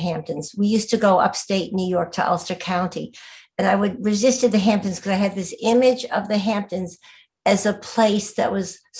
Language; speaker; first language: English; native; English